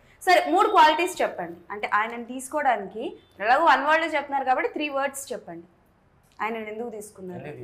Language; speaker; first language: Telugu; native; Telugu